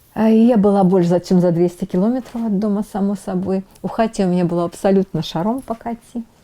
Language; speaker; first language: Belarusian; non-native, local second language; Russian